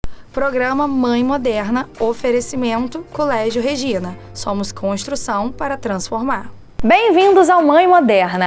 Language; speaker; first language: Portuguese; native; Portuguese